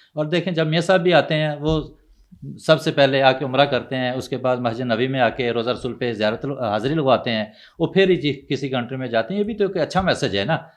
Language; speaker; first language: Urdu; non-native, local second language; Punjabi